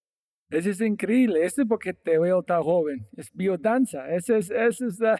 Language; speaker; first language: Spanish; non-native, fluent; English